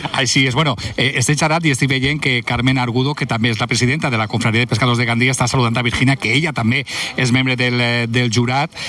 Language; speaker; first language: Catalan; native; Catalan